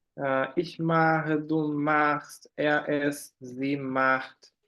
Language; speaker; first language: German; non-native, fluent; Portuguese